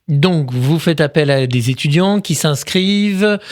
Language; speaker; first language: French; native; French